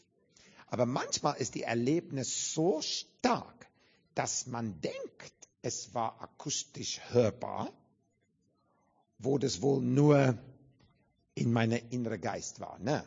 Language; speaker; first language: German; non-native, learner; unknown